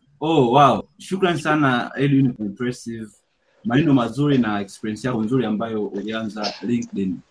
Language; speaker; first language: Swahili; native; Swahili